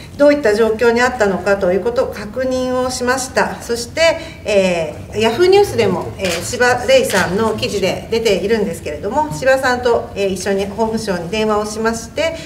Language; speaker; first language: Japanese; native; Japanese